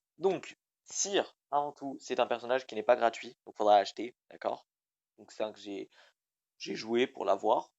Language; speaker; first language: French; native; French